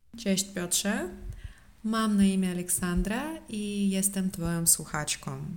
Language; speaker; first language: Polish; non-native, fluent; Russian